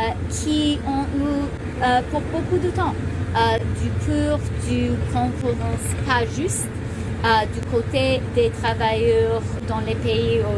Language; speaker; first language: French; non-native, local second language; English